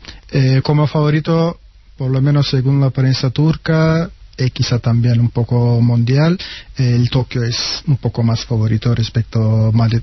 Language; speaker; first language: Spanish; non-native, fluent; Turkish